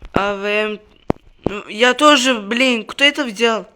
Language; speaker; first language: Russian; non-native, local second language; Uzbek